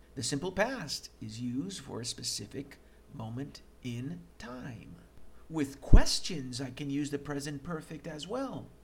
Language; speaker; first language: English; non-native, fluent; Portuguese